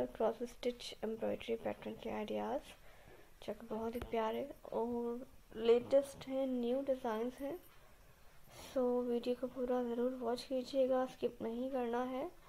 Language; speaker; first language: Urdu; native; Urdu